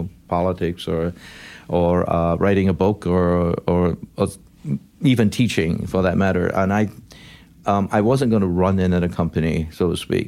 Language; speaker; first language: English; non-native, local second language; Cantonese